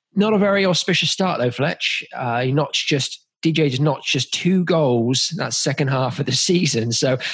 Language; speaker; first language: English; native; English